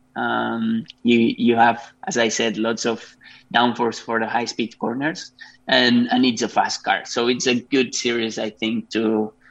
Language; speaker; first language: English; non-native, fluent; Spanish